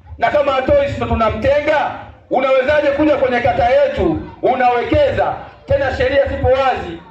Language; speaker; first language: Swahili; native; Swahili